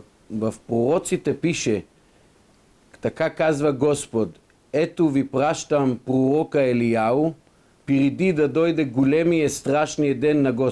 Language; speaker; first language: Bulgarian; non-native, fluent; Hebrew